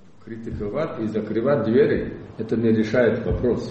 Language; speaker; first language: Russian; non-native, fluent; Croatian